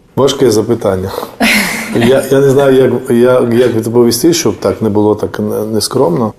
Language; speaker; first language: Ukrainian; non-native, fluent; Georgian